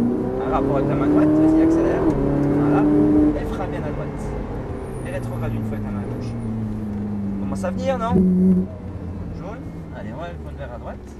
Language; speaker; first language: French; native; French